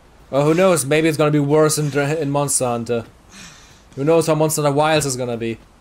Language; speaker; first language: English; non-native, fluent; German